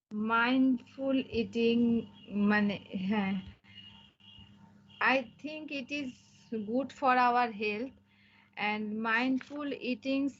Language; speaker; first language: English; non-native, learner; Bangla